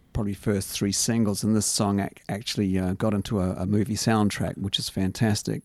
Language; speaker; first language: English; native; English